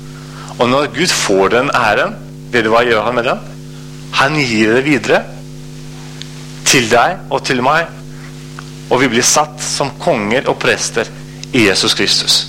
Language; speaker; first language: Norwegian; non-native, fluent; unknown